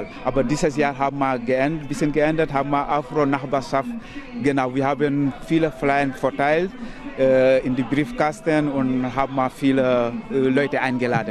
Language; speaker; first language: German; non-native, learner; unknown